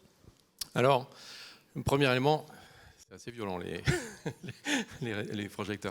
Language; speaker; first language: French; native; French